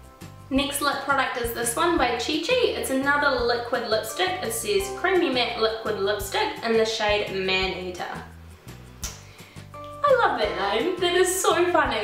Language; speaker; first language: English; native; English